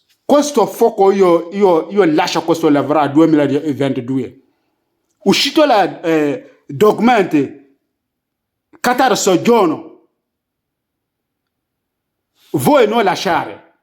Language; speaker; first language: Italian; non-native, learner; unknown